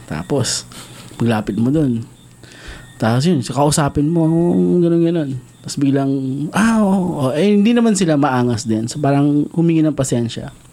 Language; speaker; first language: Filipino; native; Filipino